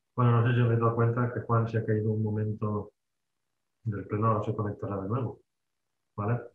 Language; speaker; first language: Spanish; non-native, local second language; Catalan